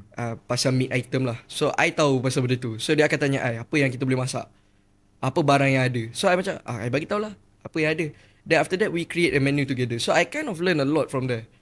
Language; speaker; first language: Malay; native; Malay